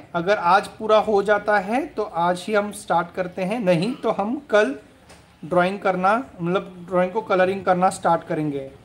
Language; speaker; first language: Hindi; non-native, local second language; Marathi